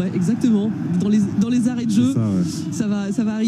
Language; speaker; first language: French; native; French